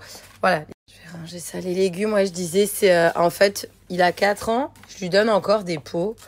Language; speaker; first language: French; native; French